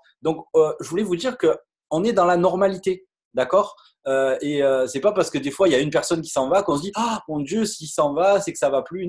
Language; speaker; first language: French; native; French